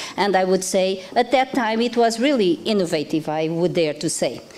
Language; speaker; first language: English; non-native, fluent; Portuguese